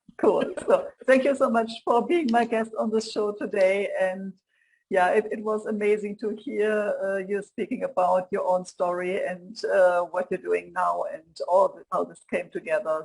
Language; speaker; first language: English; non-native, fluent; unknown